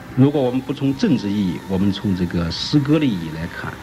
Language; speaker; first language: Chinese; native; Chinese